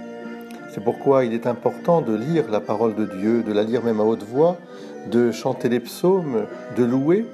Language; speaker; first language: French; native; French